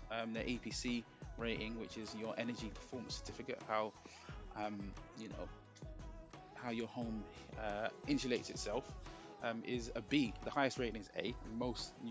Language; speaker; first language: English; native; English